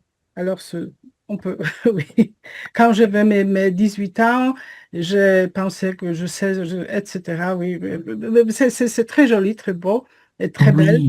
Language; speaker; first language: French; non-native, fluent; Polish